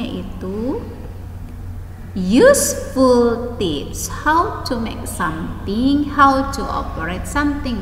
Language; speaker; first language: English; non-native, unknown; Indonesian